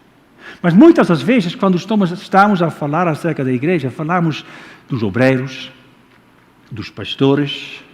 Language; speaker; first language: Portuguese; non-native, fluent; Dutch